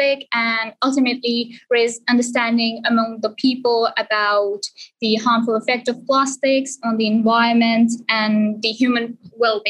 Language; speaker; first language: English; non-native, local second language; Punjabi